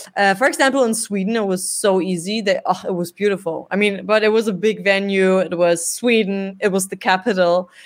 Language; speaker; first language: English; non-native, fluent; German